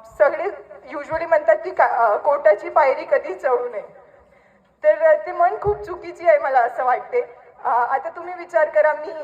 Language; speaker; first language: Marathi; non-native, local second language; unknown